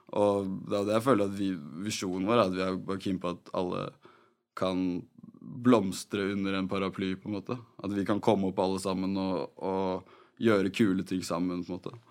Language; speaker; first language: Norwegian; native; Norwegian